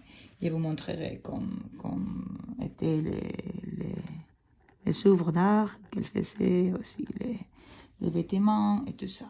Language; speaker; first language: French; non-native, fluent; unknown